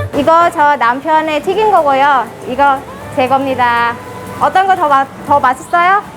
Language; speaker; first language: Korean; non-native, fluent; Vietnamese